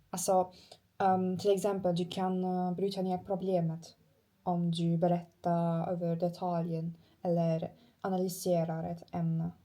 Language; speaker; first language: Swedish; non-native, learner; Turkish